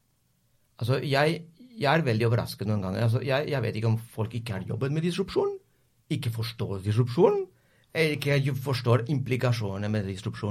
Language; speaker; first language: Norwegian; non-native, fluent; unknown